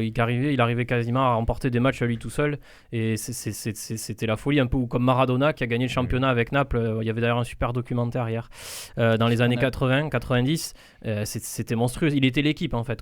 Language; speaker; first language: French; native; French